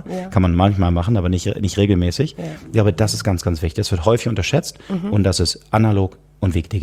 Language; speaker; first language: German; native; German